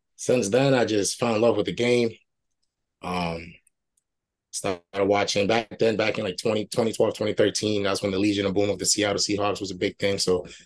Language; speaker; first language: English; early bilingual, other home language; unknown